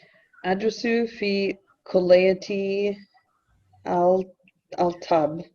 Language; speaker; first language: Arabic; non-native, learner; English